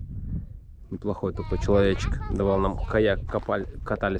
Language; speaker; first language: Russian; native; Russian